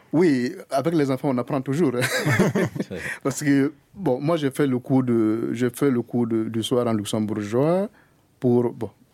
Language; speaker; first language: French; non-native, local second language; Mossi